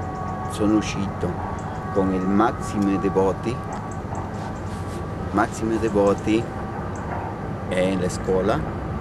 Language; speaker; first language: Italian; non-native, learner; Spanish